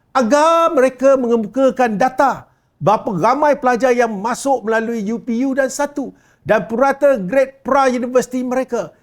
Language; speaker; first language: Malay; non-native, local second language; Chinese